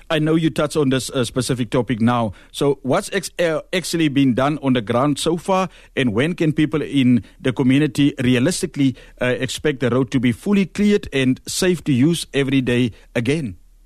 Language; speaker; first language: English; non-native, local second language; Afrikaans